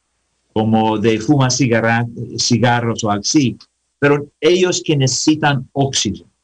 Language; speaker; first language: Spanish; non-native, learner; English